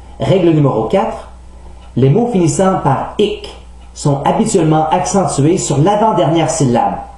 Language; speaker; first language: French; native; French